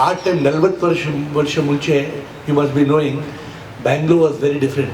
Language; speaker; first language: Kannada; non-native, local second language; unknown